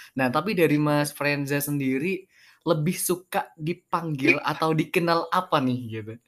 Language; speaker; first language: Indonesian; native; Indonesian